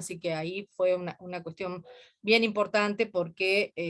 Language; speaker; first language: Spanish; native; Spanish